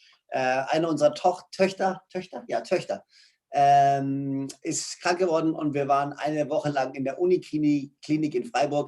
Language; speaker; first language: German; native; German